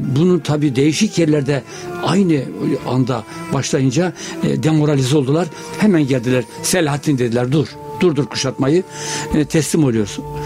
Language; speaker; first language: Turkish; native; Turkish